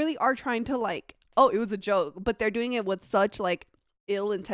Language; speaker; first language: English; native; English